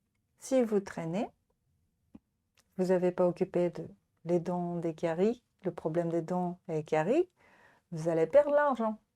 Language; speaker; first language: French; non-native, fluent; Japanese